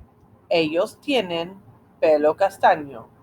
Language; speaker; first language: Spanish; non-native, fluent; English